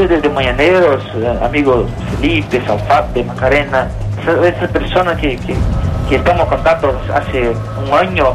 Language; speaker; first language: Spanish; non-native, learner; Portuguese